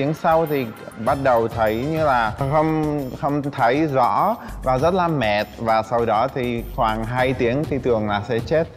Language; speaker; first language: Vietnamese; non-native, fluent; Czech